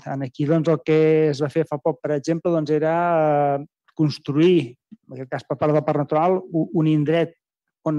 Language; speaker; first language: Catalan; native; Catalan